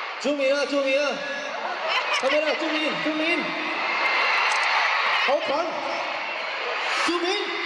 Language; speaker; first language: Chinese; non-native, learner; Korean